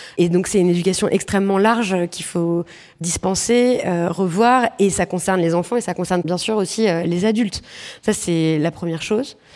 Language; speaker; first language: French; native; French